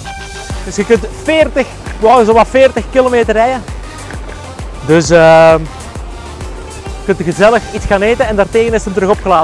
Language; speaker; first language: Dutch; native; Dutch